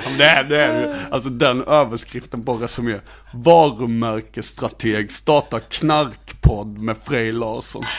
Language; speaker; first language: Swedish; native; Swedish